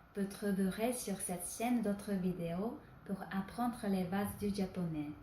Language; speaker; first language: French; non-native, fluent; Japanese